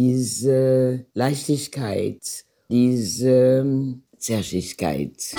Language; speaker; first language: German; non-native, fluent; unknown